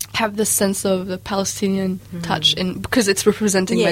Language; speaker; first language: English; early bilingual, other home language; Arabic